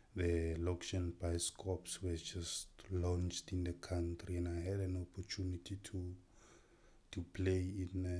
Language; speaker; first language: English; non-native, local second language; Tswana